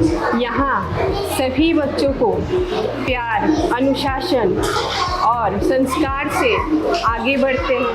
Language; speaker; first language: Hindi; non-native, local second language; Bangla